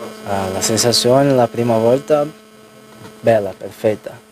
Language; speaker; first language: Italian; non-native, learner; Portuguese